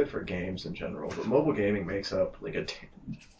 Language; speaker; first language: English; native; English